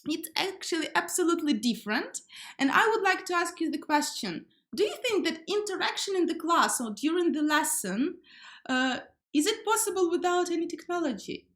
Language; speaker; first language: English; non-native, fluent; Ukrainian